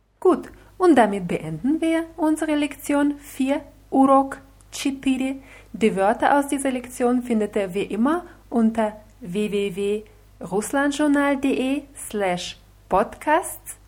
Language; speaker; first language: German; non-native, fluent; Russian